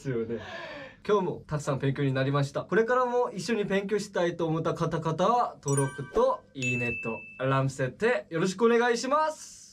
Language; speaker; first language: Japanese; non-native, learner; Korean